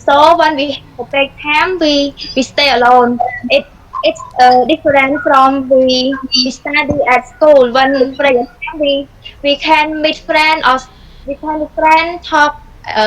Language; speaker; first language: English; non-native, learner; Khmer